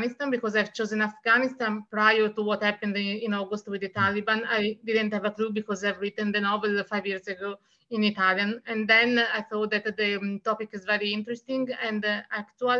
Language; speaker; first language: English; non-native, fluent; Italian